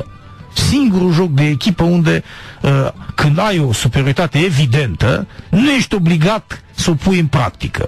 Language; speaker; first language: Romanian; native; Romanian